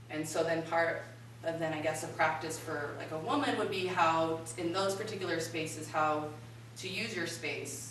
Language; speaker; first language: English; native; English